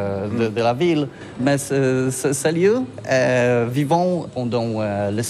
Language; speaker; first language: French; non-native, learner; Polish